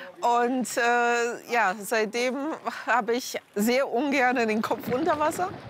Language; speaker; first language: German; early bilingual, other home language; Polish